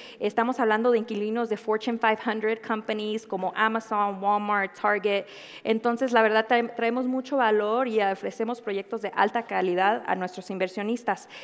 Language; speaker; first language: Spanish; early bilingual, heritage; Spanish